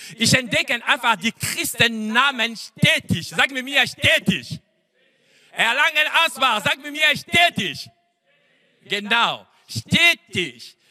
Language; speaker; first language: German; non-native, fluent; French